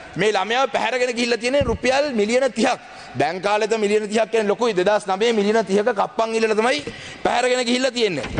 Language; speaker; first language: Sinhala; non-native, local second language; Tamil